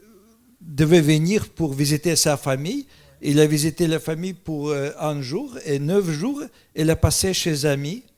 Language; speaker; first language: French; non-native, fluent; Russian